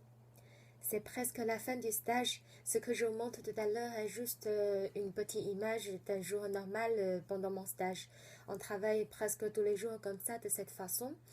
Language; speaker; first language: French; non-native, fluent; Chinese